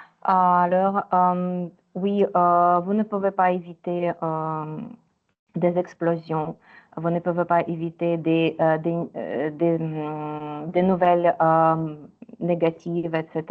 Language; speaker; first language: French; non-native, fluent; Ukrainian